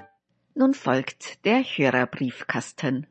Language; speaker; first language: German; native; German